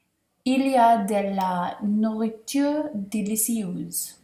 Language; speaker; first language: French; non-native, learner; English